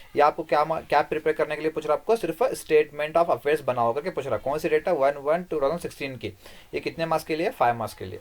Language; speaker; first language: Hindi; non-native, local second language; Kannada